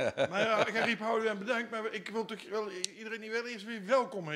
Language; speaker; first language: Dutch; native; Dutch